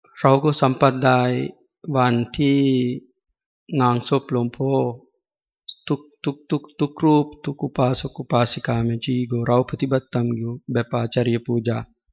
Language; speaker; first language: Thai; non-native, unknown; Sinhala